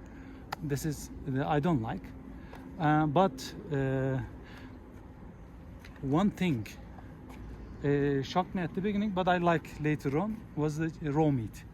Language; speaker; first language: English; non-native, fluent; Turkish